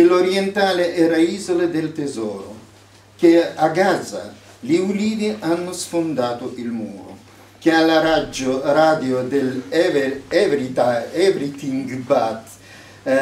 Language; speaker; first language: Italian; non-native, fluent; Russian